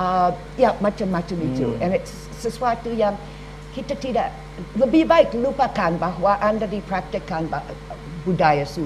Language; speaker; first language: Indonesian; non-native, learner; English